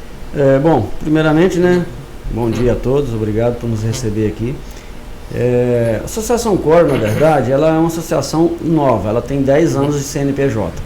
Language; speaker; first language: Portuguese; native; Portuguese